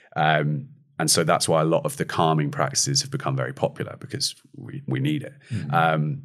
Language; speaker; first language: English; native; English